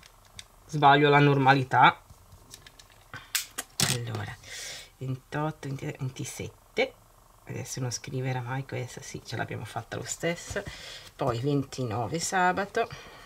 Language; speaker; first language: Italian; native; Italian